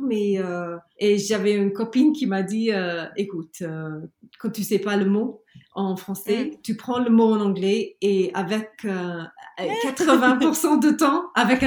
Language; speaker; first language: French; non-native, learner; English